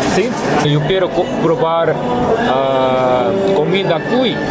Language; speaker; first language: Spanish; non-native, learner; Korean